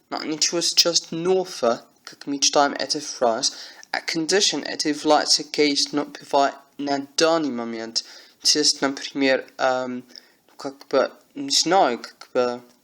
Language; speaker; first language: Russian; non-native, learner; English